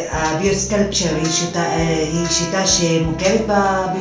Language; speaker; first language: Hebrew; native; Hebrew